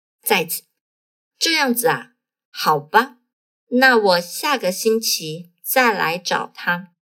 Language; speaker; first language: Chinese; non-native, fluent; Portuguese